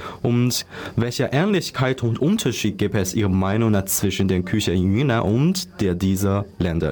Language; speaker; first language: German; non-native, learner; Chinese